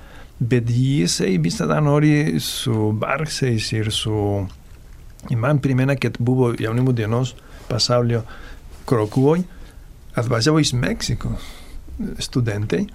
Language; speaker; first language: Lithuanian; non-native, fluent; Catalan